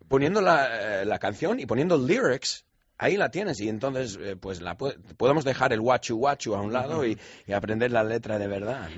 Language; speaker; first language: Spanish; non-native, fluent; English